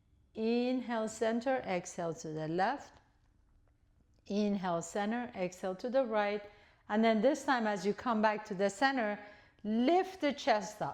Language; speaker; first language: English; native; English